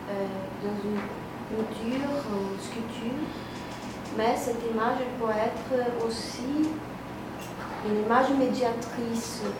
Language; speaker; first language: French; non-native, fluent; Portuguese